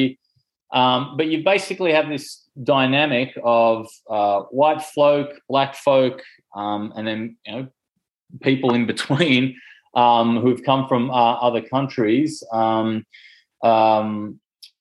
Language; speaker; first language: English; non-native, local second language; Greek